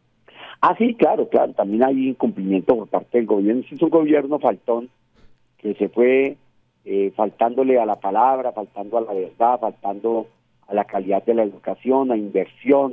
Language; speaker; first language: Spanish; native; Spanish